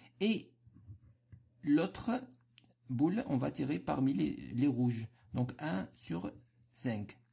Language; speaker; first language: French; non-native, local second language; Arabic